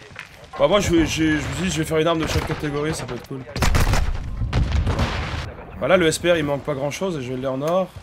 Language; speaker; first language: French; native; French